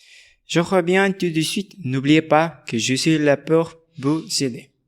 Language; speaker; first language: French; non-native, learner; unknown